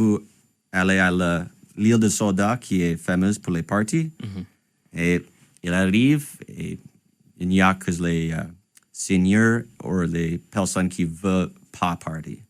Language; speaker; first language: French; non-native, local second language; English